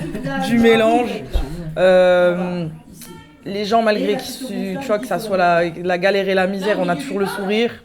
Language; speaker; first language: French; native; French